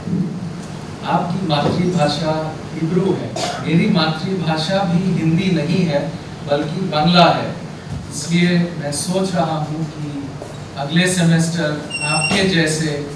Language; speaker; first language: Hindi; non-native, local second language; Bangla